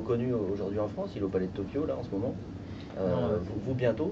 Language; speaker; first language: French; native; French